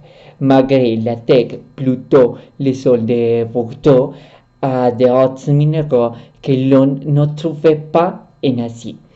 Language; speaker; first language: French; non-native, learner; Spanish